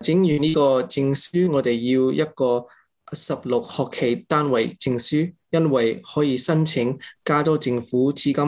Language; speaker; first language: Cantonese; early bilingual, heritage; English